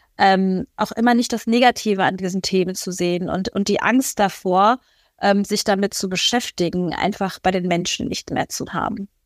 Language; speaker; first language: German; early bilingual, other home language; Persian